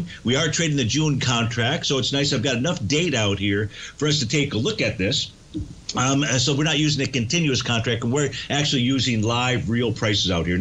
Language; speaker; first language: English; native; English